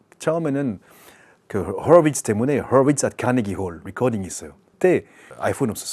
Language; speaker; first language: Korean; non-native, learner; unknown